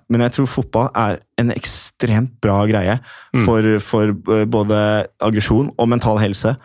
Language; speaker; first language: Norwegian; native; Norwegian